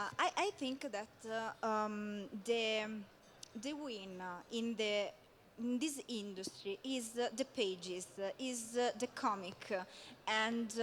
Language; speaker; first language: English; non-native, learner; Italian